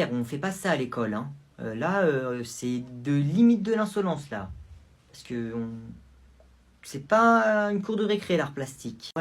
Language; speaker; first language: French; native; French